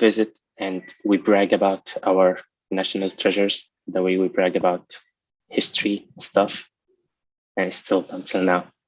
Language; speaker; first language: English; non-native, local second language; Arabic